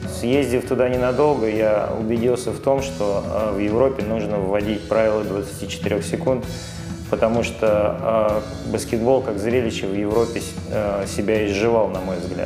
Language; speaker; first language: Russian; native; Russian